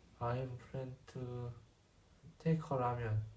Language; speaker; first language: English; non-native, learner; Korean